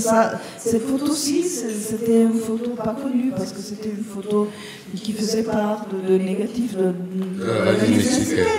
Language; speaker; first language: French; non-native, fluent; Italian